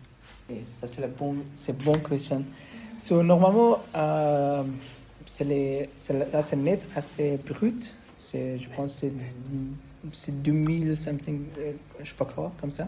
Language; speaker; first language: French; non-native, learner; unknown